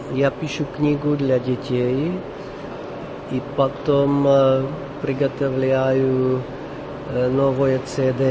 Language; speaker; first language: Russian; non-native, fluent; Czech